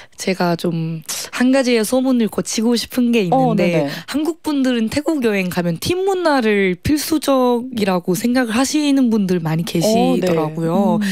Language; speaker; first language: Korean; non-native, fluent; Thai